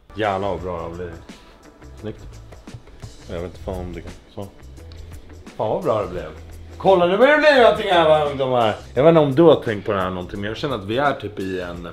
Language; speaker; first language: Swedish; native; Swedish